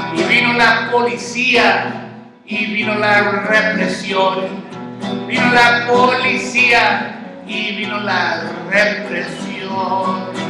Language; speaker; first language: English; native; English